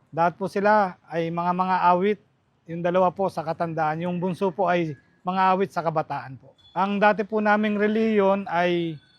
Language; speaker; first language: Filipino; native; Filipino